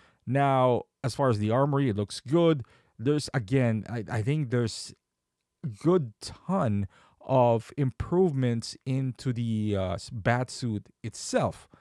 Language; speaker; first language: English; native; English